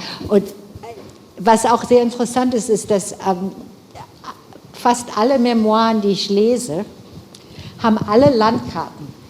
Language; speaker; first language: German; non-native, fluent; English